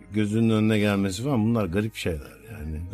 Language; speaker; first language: Turkish; native; Turkish